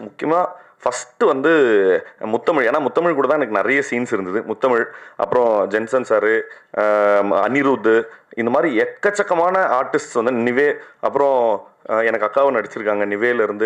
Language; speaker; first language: Tamil; native; Tamil